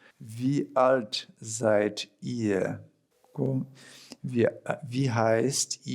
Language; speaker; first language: German; non-native, fluent; Portuguese